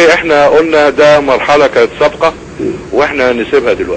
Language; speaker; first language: Arabic; native; Arabic